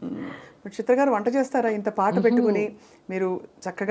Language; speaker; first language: Telugu; native; Telugu